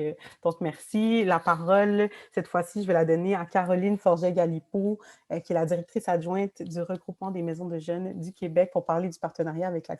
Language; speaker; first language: French; native; French